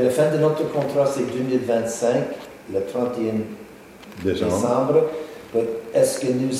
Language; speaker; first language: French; non-native, local second language; English